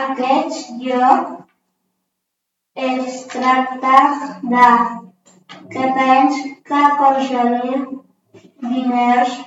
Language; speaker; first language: Catalan; non-native, local second language; Spanish